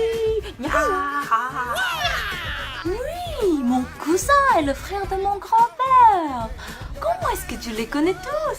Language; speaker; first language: French; non-native, fluent; Korean